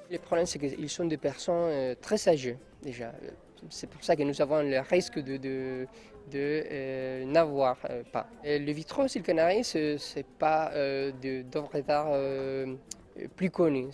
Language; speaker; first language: French; non-native, learner; Spanish